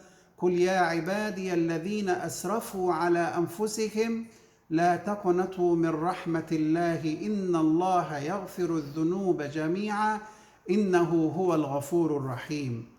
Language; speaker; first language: Arabic; native; Arabic